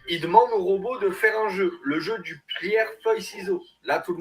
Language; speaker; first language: French; native; French